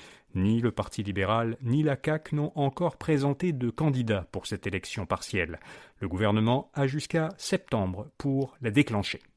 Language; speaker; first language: French; native; French